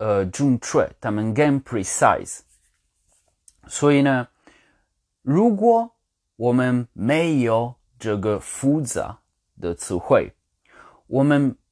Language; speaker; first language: Chinese; non-native, learner; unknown